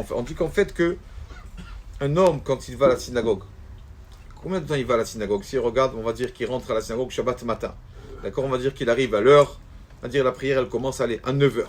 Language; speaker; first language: French; native; French